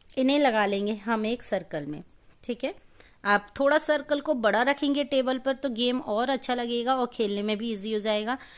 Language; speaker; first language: Hindi; native; Hindi